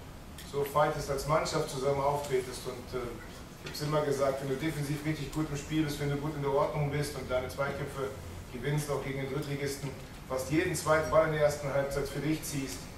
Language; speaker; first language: German; native; German